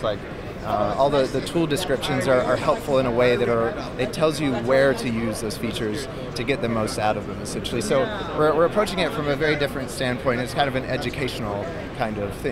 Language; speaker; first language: English; native; English